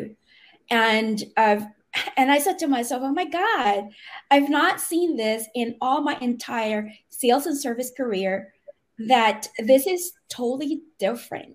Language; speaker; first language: English; non-native, local second language; Filipino